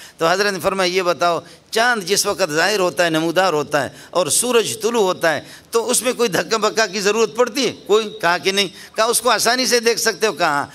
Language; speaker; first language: Urdu; non-native, local second language; Baluchi